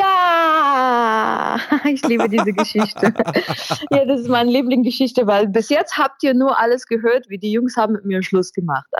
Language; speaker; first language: German; non-native, fluent; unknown